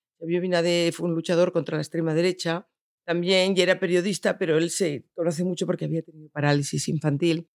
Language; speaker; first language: Spanish; non-native, local second language; Catalan